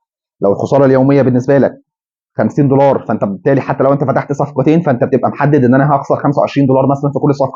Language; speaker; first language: Arabic; native; Arabic